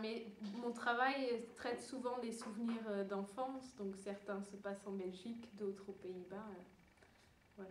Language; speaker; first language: French; early bilingual, other home language; Dutch